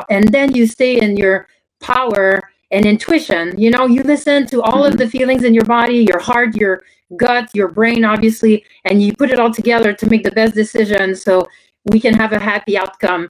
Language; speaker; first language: English; non-native, fluent; French